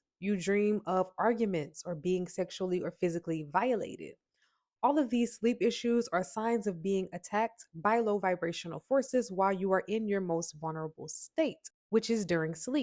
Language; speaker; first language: English; native; English